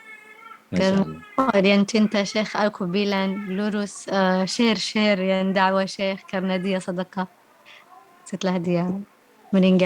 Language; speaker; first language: Indonesian; non-native, learner; Arabic